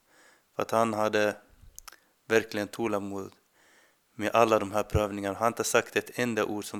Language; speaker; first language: Swedish; non-native, fluent; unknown